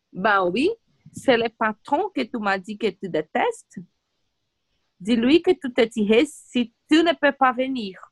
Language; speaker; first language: French; non-native, learner; Portuguese